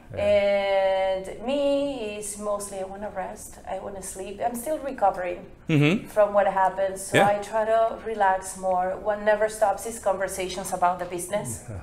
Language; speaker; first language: English; non-native, fluent; Spanish